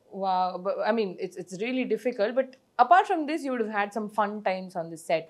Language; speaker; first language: English; non-native, local second language; Tamil